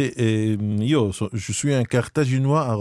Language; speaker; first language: Italian; non-native, fluent; Arabic